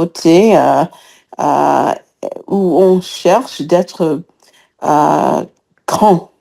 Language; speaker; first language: French; non-native, fluent; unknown